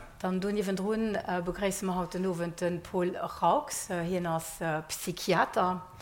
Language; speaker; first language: Luxembourgish; native; Luxembourgish